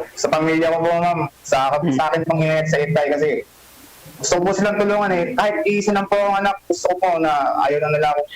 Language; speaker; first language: Filipino; native; Filipino